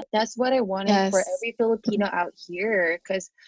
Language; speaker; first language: English; non-native, local second language; Filipino